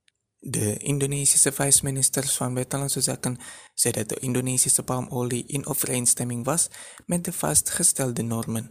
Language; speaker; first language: Dutch; non-native, fluent; Indonesian